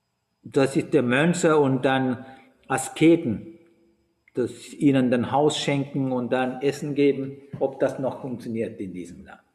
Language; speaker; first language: German; non-native, fluent; Sinhala